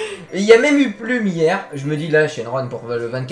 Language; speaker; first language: French; native; French